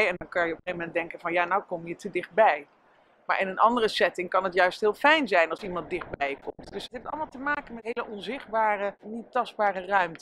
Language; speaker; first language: Dutch; native; Dutch